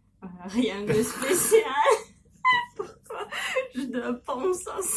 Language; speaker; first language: French; non-native, learner; Russian